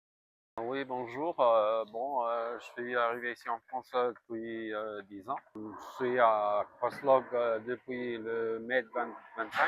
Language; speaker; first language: French; non-native, fluent; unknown